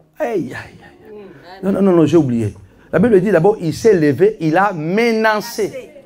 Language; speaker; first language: French; non-native, fluent; Lingala